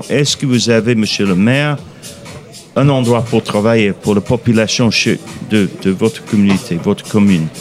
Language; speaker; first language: French; non-native, fluent; English